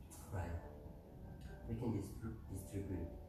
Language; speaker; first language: English; non-native, learner; Korean